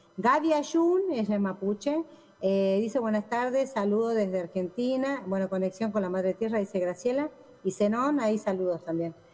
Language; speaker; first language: Spanish; native; Spanish